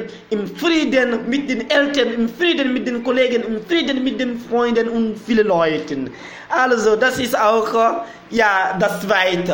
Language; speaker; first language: German; non-native, learner; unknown